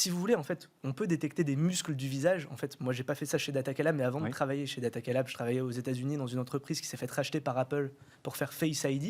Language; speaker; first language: French; native; French